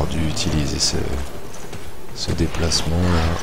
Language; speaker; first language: French; native; French